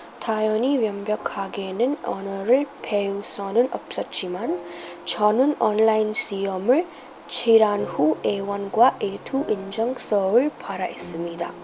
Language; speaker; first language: Korean; non-native, learner; English